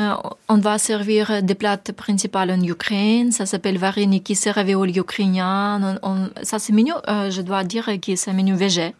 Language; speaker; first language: French; non-native, learner; Ukrainian